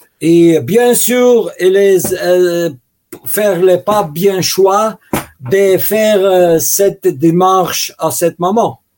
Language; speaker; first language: French; non-native, learner; Russian